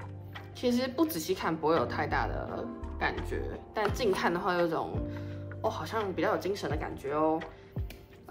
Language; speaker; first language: Chinese; native; Chinese